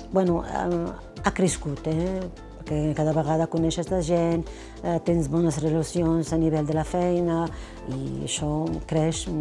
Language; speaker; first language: Catalan; non-native, fluent; Arabic